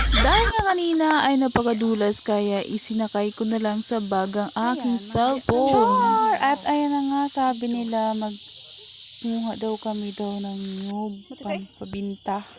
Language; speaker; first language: Filipino; non-native, local second language; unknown